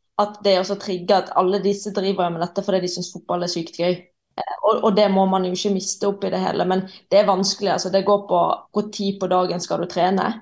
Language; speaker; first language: Norwegian; native; Norwegian